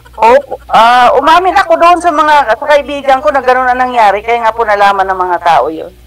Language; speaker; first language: Filipino; non-native, local second language; Cebuano